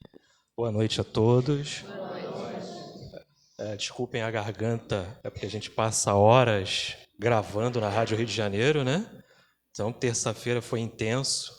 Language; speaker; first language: Portuguese; native; Portuguese